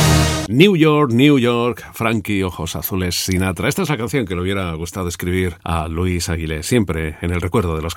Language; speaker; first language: Spanish; native; Spanish